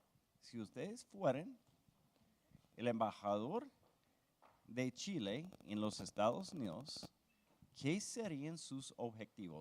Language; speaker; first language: Spanish; non-native, fluent; English